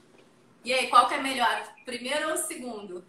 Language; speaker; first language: Portuguese; native; Portuguese